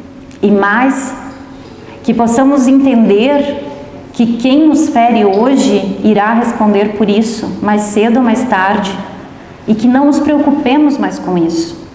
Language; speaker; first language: Portuguese; native; Portuguese